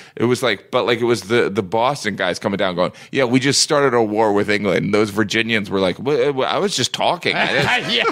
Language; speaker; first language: English; native; English